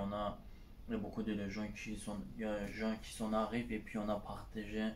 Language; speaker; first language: French; non-native, learner; Turkish